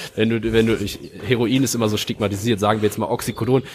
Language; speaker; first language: German; native; German